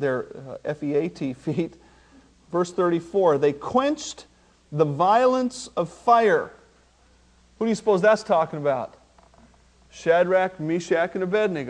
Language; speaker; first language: English; native; English